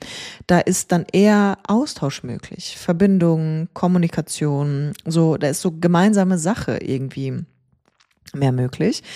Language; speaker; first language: German; native; German